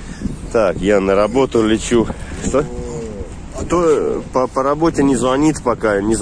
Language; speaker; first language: Russian; native; Russian